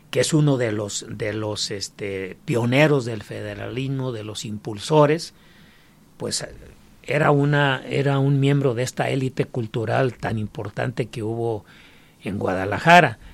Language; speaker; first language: Spanish; native; Spanish